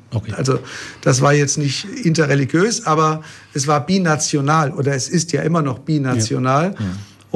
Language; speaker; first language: German; native; German